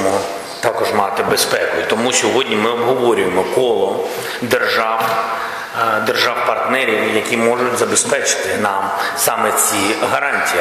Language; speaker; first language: Ukrainian; non-native, local second language; Russian